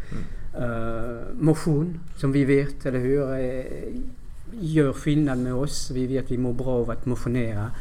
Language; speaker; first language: Swedish; non-native, fluent; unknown